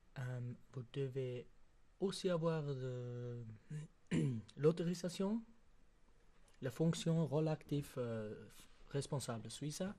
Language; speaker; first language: French; non-native, local second language; German